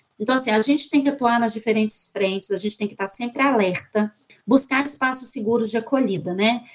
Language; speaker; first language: Portuguese; native; Portuguese